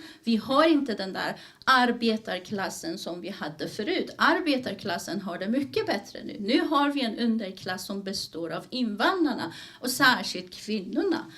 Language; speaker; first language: Swedish; early bilingual, other home language; Persian